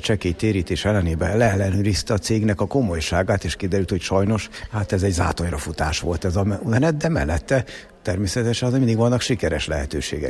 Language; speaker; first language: Hungarian; native; Hungarian